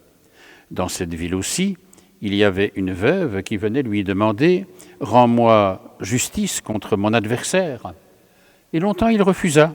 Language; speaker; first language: French; native; French